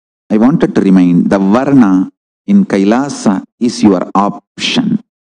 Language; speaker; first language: English; non-native, local second language; Tamil